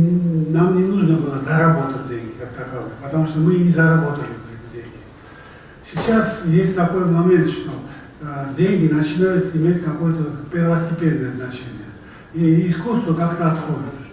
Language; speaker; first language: Russian; non-native, local second language; Georgian